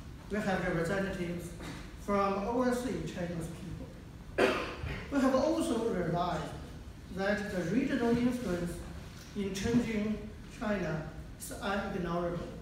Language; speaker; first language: English; non-native, fluent; Chinese